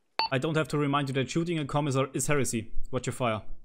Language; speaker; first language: English; non-native, fluent; German